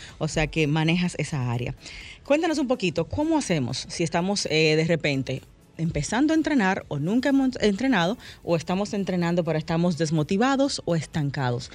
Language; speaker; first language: Spanish; native; Spanish